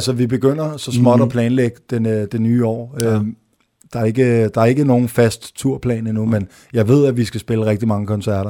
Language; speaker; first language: Danish; native; Danish